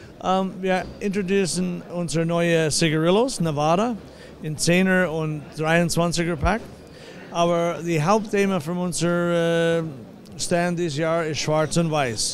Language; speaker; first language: German; non-native, fluent; English